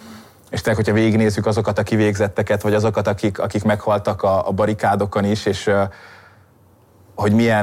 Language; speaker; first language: Hungarian; native; Hungarian